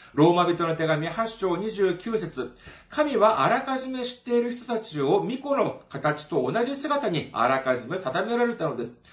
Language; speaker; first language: Japanese; non-native, fluent; Korean